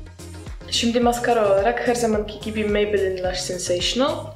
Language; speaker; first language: Turkish; non-native, fluent; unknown